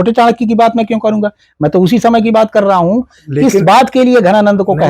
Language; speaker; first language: Hindi; native; Hindi